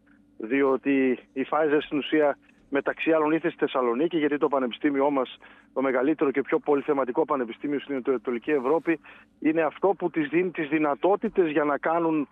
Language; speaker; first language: Greek; native; Greek